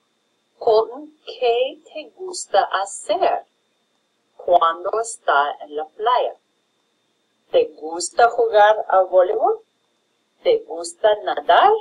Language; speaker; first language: Spanish; non-native, fluent; English